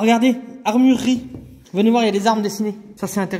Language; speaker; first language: French; native; French